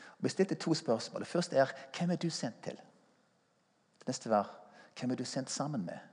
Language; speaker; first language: Norwegian; non-native, fluent; English